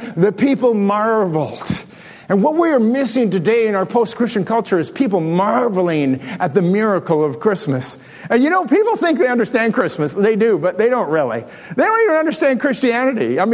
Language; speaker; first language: English; native; English